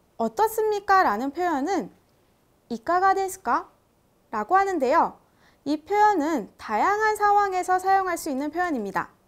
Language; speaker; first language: Korean; native; Korean